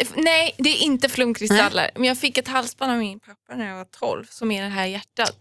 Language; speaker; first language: Swedish; early bilingual, other home language; Persian